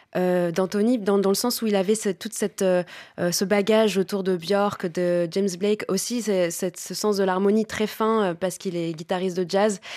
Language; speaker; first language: French; native; French